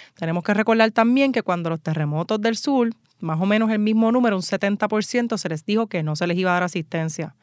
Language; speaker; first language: Spanish; native; Spanish